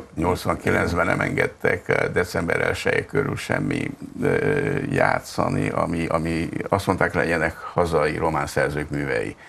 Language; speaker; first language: Hungarian; native; Hungarian